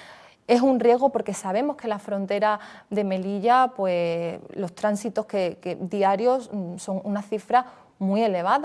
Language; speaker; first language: Spanish; native; Spanish